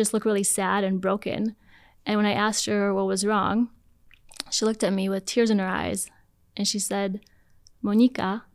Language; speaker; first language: English; early bilingual, other home language; Polish